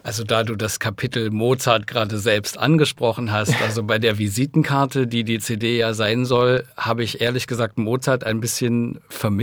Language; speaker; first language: German; native; German